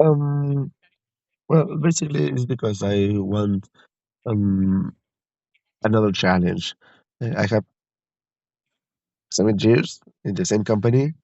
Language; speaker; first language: English; non-native, learner; Spanish